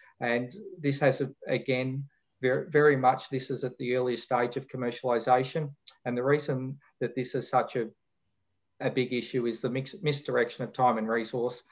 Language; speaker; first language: English; native; English